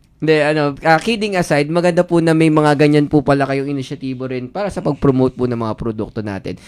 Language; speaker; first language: Filipino; native; Filipino